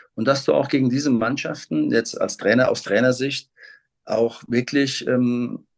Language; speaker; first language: German; native; German